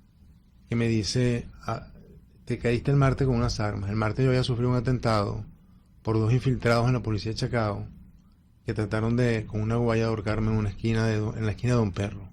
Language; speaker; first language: Spanish; native; Spanish